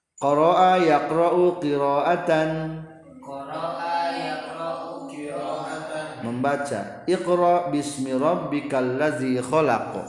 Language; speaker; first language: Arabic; non-native, fluent; Indonesian